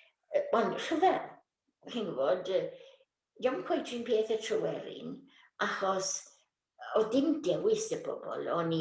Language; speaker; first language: Welsh; native; Welsh